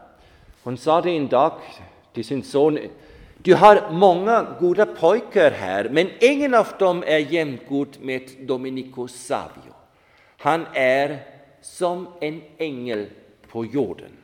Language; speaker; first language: Swedish; non-native, fluent; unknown